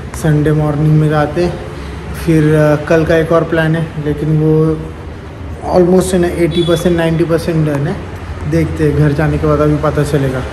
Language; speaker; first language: Hindi; non-native, local second language; Marathi